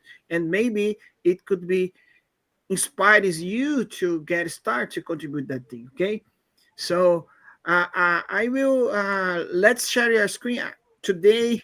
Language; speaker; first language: English; non-native, fluent; Portuguese